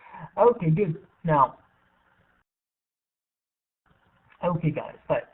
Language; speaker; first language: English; non-native, fluent; Arabic